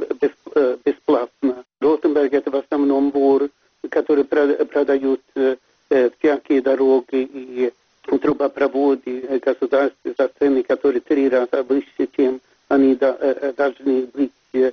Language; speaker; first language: Russian; non-native, fluent; Swedish